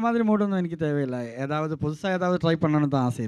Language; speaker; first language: Tamil; non-native, learner; Malayalam